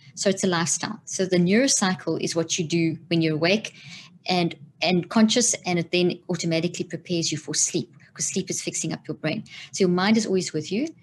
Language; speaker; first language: English; native; English